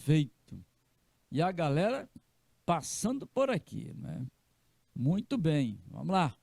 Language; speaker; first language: Portuguese; native; Portuguese